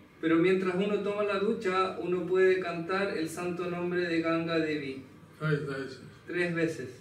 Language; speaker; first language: Spanish; non-native, learner; English